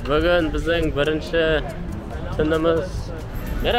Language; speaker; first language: Turkish; non-native, learner; Kazakh